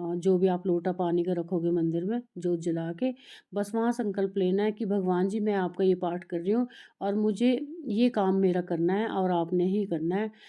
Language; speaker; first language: Hindi; native; Hindi